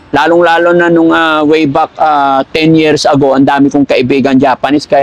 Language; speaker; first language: Filipino; native; Filipino